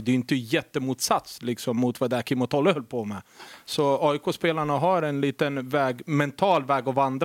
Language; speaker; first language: Swedish; native; Swedish